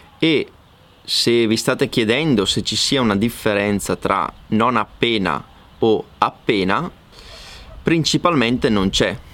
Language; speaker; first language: Italian; native; Italian